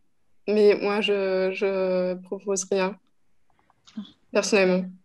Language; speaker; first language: French; non-native, fluent; German